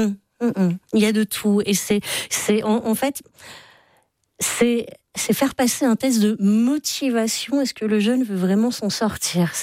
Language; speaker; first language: French; native; French